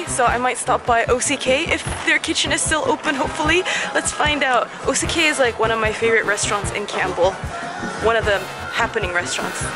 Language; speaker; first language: English; native; English